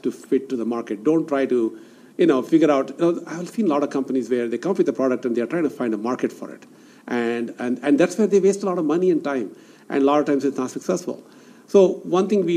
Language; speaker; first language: English; non-native, local second language; Kannada